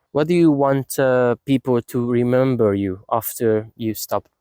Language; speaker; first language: English; non-native, fluent; Hungarian